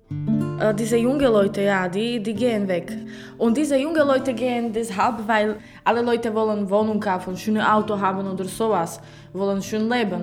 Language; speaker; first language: German; non-native, learner; Slovak